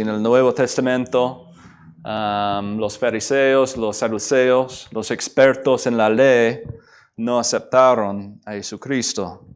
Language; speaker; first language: Spanish; non-native, fluent; English